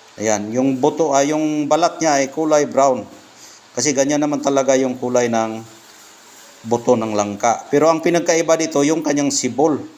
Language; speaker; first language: Filipino; non-native, local second language; Cebuano